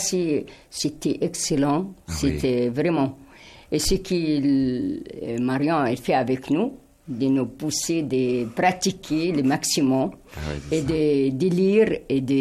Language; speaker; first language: French; non-native, fluent; Arabic